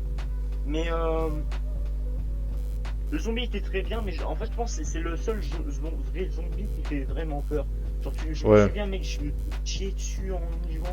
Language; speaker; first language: French; native; French